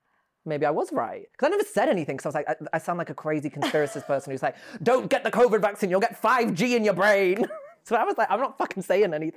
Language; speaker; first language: English; native; English